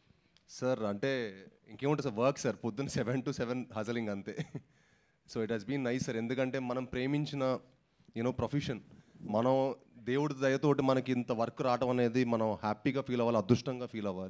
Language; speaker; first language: Telugu; native; Telugu